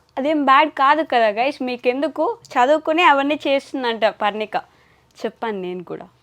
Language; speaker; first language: Telugu; native; Telugu